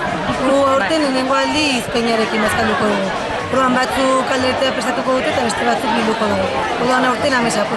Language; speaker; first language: Basque; non-native, local second language; Spanish